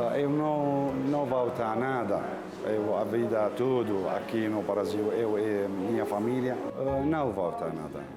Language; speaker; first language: Portuguese; non-native, learner; Arabic